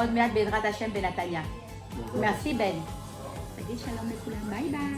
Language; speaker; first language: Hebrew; non-native, fluent; French